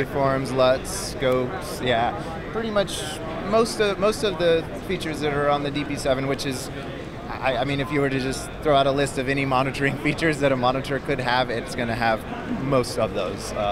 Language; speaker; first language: English; native; English